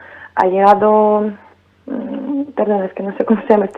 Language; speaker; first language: Spanish; non-native, fluent; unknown